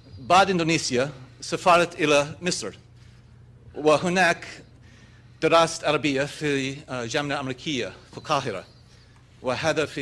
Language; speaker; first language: Arabic; non-native, learner; English